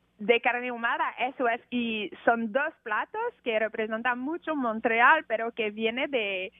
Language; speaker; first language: Spanish; non-native, learner; French